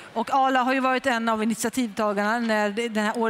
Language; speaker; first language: Swedish; native; Swedish